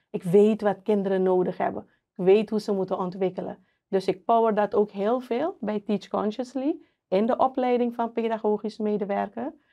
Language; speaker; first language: Dutch; native; Dutch